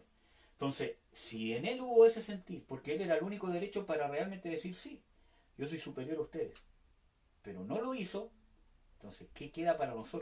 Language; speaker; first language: Spanish; native; Spanish